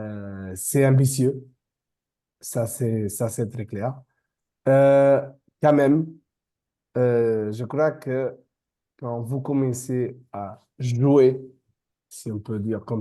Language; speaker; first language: French; non-native, fluent; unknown